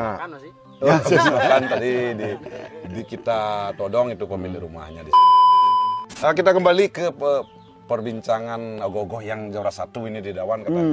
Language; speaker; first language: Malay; non-native, local second language; Balinese